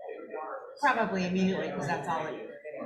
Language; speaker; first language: English; native; English